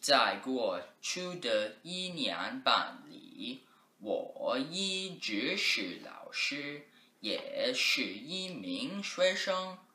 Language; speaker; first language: Chinese; non-native, learner; English